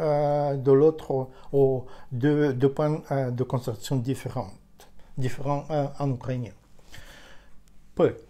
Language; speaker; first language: French; non-native, fluent; Ukrainian